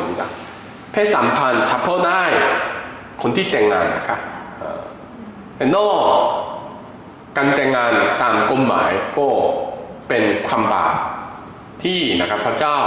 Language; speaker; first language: Thai; non-native, fluent; Korean